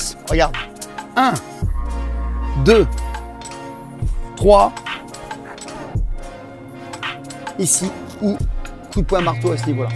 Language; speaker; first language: French; native; French